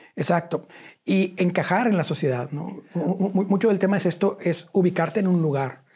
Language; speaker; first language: Spanish; native; Spanish